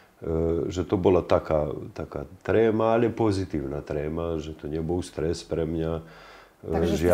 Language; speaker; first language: Slovak; native; Slovak